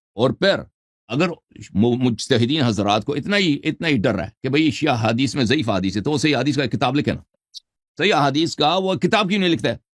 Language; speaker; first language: Urdu; non-native, fluent; Persian